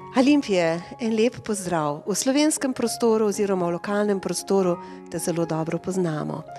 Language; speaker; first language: Slovenian; native; Slovenian